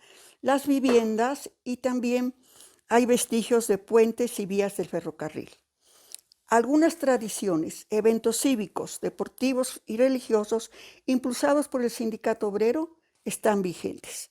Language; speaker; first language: Spanish; native; Spanish